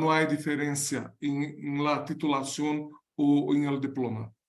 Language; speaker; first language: Spanish; non-native, learner; Portuguese